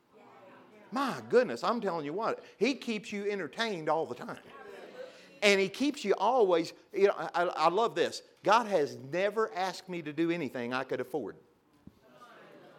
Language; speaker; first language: English; native; English